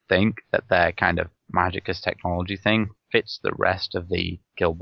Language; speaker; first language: English; native; English